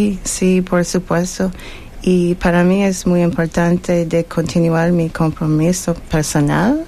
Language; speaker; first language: Spanish; non-native, learner; English